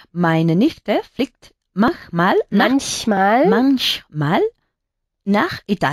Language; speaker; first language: German; non-native, learner; Spanish